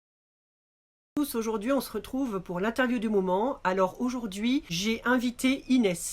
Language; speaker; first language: French; native; French